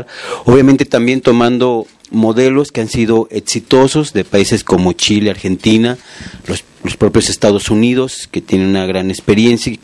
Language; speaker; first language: Spanish; native; Spanish